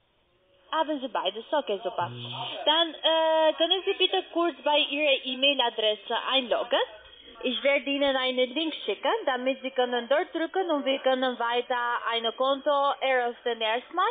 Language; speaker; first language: German; non-native, learner; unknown